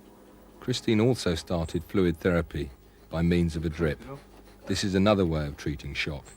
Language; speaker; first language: English; native; English